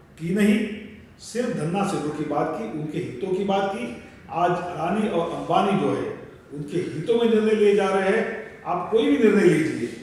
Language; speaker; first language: Hindi; non-native, local second language; Marathi